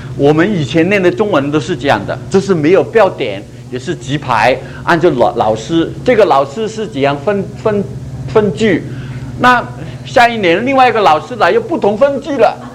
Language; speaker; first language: Chinese; non-native, local second language; Cantonese